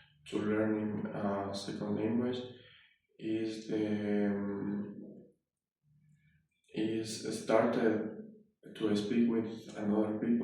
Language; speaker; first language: English; non-native, learner; Spanish